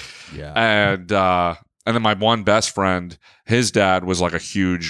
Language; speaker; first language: English; native; English